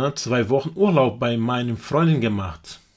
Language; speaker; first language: German; non-native, fluent; Portuguese